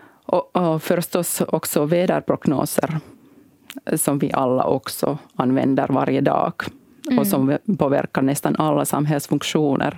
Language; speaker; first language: Swedish; non-native, local second language; Finnish